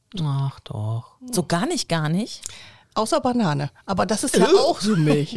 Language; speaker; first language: German; native; German